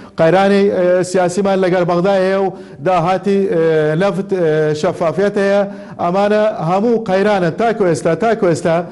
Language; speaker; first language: Central Kurdish; non-native, local second language; Azerbaijani